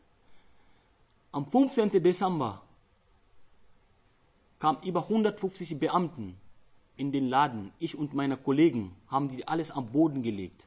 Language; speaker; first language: German; non-native, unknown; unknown